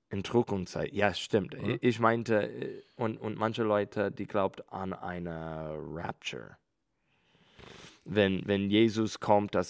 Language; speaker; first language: German; non-native, learner; English